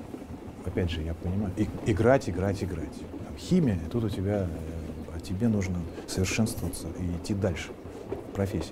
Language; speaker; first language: Russian; native; Russian